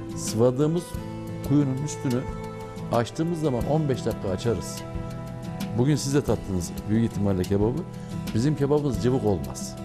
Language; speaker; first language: Turkish; native; Turkish